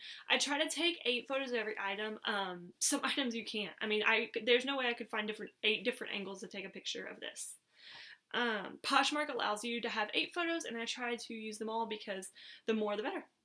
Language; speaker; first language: English; native; English